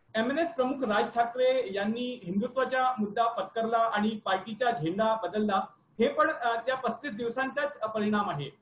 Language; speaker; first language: Marathi; non-native, local second language; Hindi